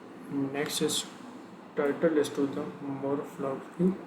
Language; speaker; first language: English; non-native, learner; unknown